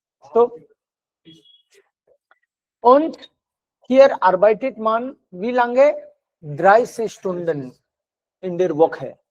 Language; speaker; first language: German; non-native, fluent; Hindi